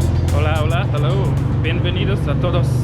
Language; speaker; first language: Spanish; non-native, learner; English